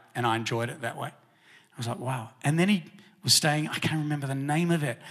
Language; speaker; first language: English; native; English